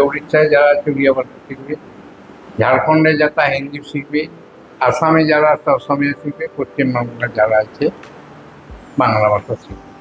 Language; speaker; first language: Bangla; non-native, local second language; Santali